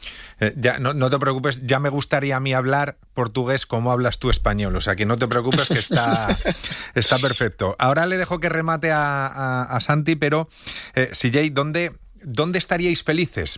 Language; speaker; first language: Spanish; native; Spanish